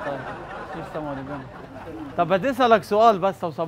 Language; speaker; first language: Arabic; native; Arabic